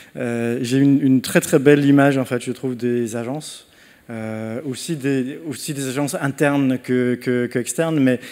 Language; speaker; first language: French; non-native, fluent; Danish